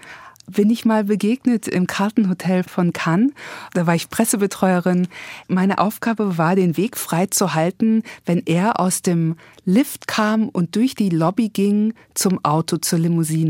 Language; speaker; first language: German; native; German